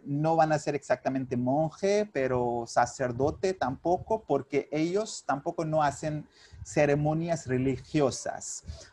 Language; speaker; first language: Spanish; non-native, fluent; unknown